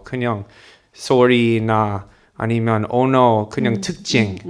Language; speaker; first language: Korean; non-native, learner; English